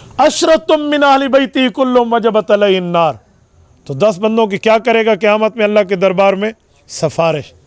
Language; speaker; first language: Urdu; non-native, local second language; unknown